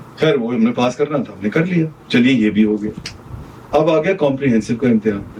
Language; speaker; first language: Urdu; non-native, local second language; Punjabi